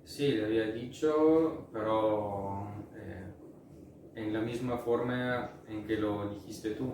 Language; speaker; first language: Spanish; non-native, fluent; Italian